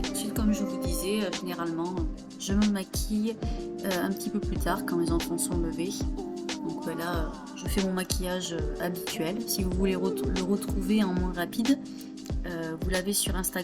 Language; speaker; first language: French; native; French